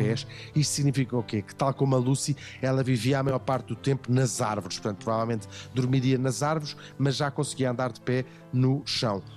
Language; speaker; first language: Portuguese; native; Portuguese